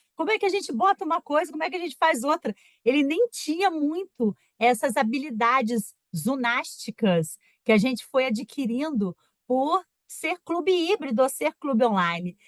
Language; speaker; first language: Portuguese; native; Portuguese